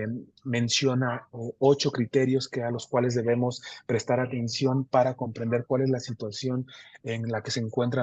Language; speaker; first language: Spanish; native; Spanish